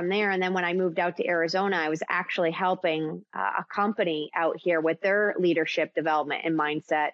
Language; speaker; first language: English; native; English